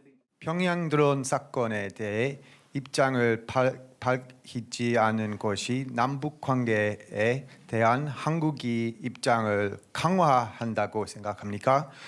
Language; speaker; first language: Korean; non-native, learner; English